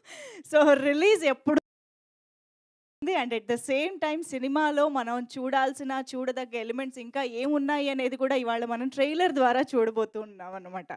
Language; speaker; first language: Telugu; native; Telugu